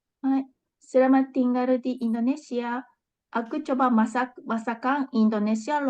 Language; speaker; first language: Indonesian; non-native, learner; Japanese